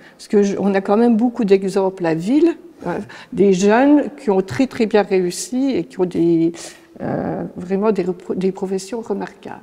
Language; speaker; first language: French; native; French